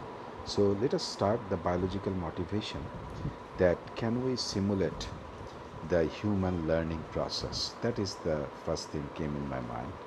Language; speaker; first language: English; non-native, local second language; Bangla